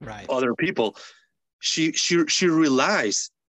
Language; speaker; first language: English; non-native, fluent; Spanish